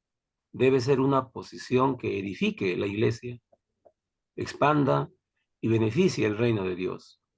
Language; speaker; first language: Spanish; native; Spanish